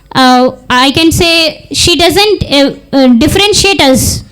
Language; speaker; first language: English; non-native, local second language; Telugu